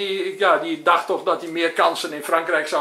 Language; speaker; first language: Dutch; native; Dutch